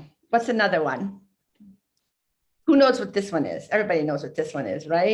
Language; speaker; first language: English; native; English